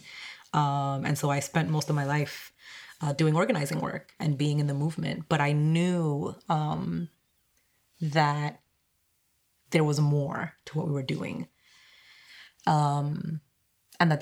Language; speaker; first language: English; non-native, fluent; Spanish